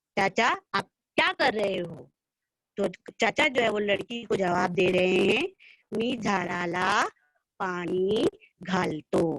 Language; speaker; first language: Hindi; non-native, local second language; Urdu